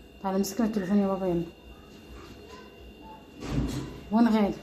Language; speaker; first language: Arabic; native; Arabic